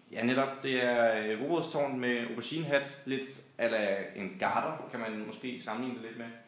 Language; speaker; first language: Danish; native; Danish